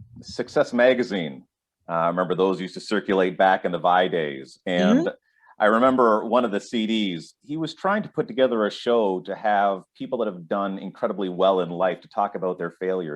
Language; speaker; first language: English; native; English